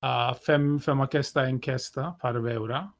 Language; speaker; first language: Catalan; non-native, fluent; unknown